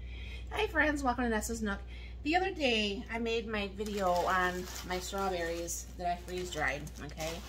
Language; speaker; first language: English; native; English